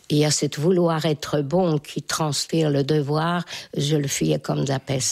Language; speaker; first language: French; non-native, fluent; Hungarian